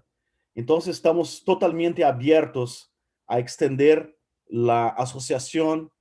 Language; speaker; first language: Spanish; non-native, fluent; Portuguese